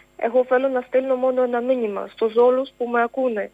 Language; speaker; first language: Greek; non-native, fluent; Ukrainian